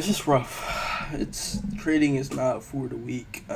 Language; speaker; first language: English; native; English